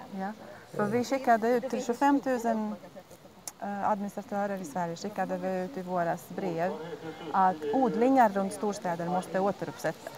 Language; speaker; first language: Swedish; non-native, fluent; Latvian